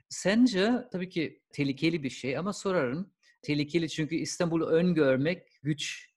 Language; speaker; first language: Turkish; non-native, fluent; German